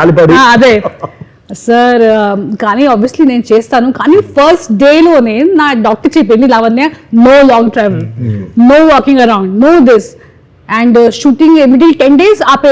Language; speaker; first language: Telugu; non-native, fluent; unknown